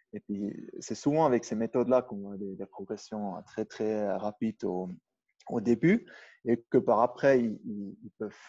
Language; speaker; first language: French; non-native, local second language; German